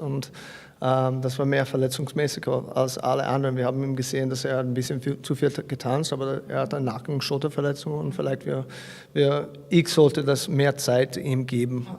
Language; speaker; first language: German; non-native, fluent; English